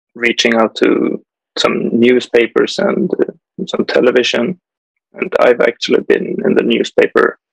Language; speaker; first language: English; non-native, fluent; Swedish